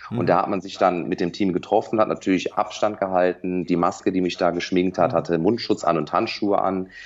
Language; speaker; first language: German; native; German